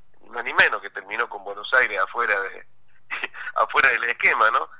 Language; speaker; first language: Spanish; native; Spanish